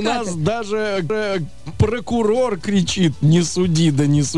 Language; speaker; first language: Russian; native; Russian